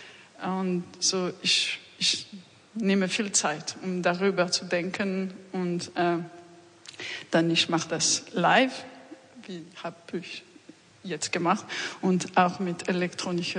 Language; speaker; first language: German; non-native, learner; French